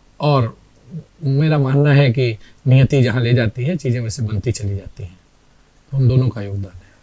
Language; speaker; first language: Hindi; native; Hindi